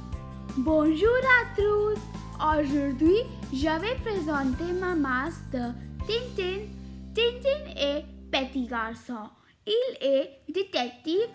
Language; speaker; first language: French; non-native, learner; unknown